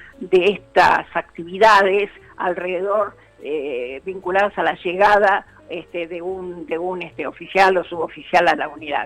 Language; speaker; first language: Spanish; native; Spanish